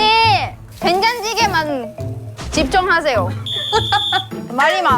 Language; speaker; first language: Korean; non-native, fluent; Chinese